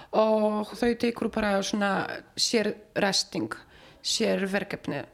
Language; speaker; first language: Icelandic; non-native, learner; Polish